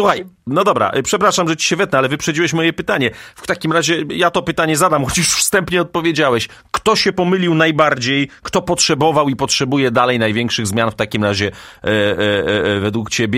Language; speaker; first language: Polish; native; Polish